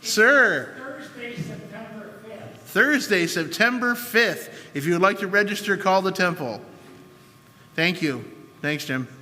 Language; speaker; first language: English; native; English